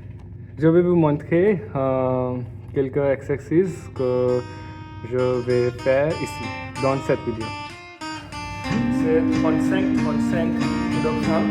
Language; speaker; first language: French; non-native, learner; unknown